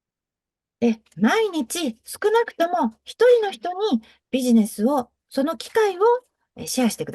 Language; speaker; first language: Japanese; non-native, fluent; English